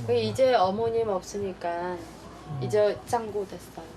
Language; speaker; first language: Korean; non-native, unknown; Vietnamese